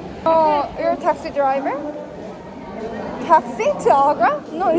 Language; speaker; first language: English; non-native, learner; Korean